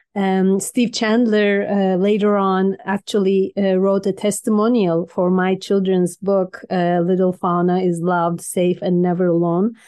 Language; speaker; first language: English; non-native, fluent; Turkish